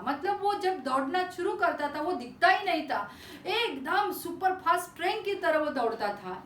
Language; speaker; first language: Hindi; non-native, local second language; Marathi